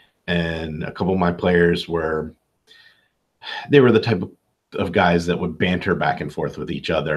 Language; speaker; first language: English; native; English